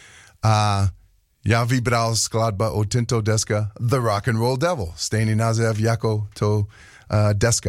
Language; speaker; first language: Czech; non-native, learner; English